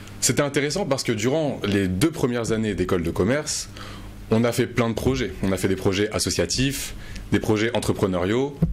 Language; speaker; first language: French; non-native, local second language; Mossi